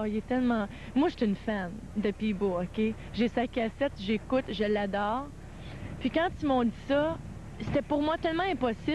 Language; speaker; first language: French; native; French